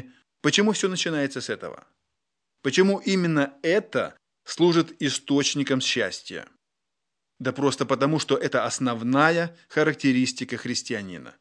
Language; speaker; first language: Russian; native; Russian